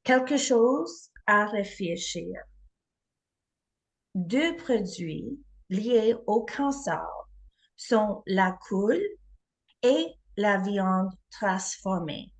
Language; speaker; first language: French; non-native, fluent; English